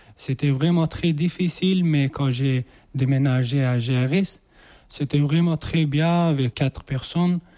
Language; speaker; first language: French; non-native, learner; Persian